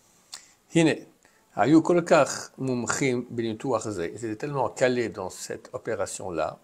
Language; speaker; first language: French; native; French